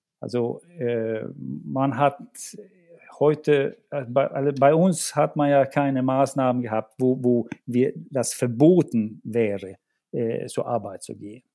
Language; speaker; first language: German; non-native, fluent; Swedish